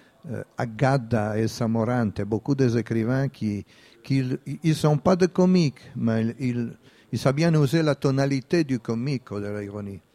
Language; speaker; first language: French; non-native, fluent; Italian